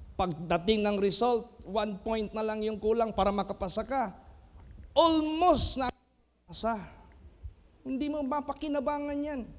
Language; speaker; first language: Filipino; non-native, local second language; Cebuano